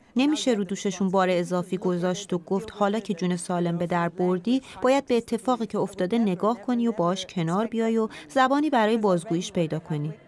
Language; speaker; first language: Persian; early bilingual, heritage; Persian